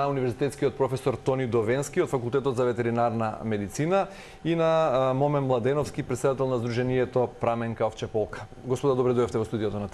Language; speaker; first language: Macedonian; native; Macedonian